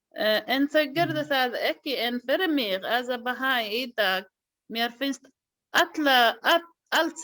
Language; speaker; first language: Icelandic; non-native, learner; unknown